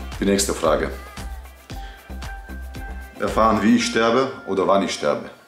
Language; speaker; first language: German; early bilingual, other home language; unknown